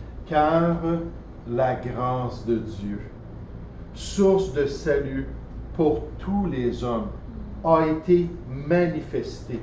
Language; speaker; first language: French; native; French